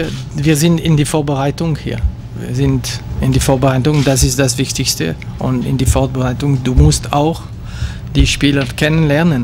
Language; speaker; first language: German; non-native, local second language; French